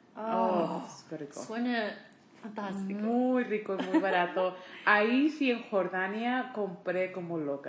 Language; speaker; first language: Spanish; early bilingual, heritage; Spanish